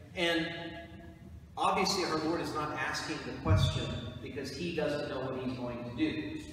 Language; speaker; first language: English; native; English